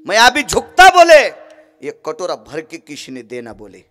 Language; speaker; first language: Hindi; non-native, local second language; Marathi